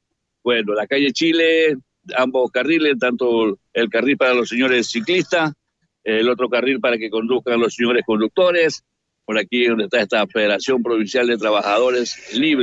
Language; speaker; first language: Spanish; native; Spanish